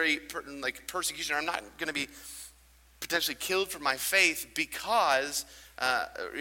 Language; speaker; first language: English; native; English